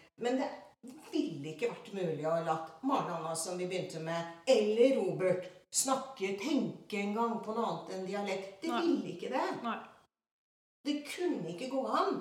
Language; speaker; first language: Norwegian; early bilingual, other home language; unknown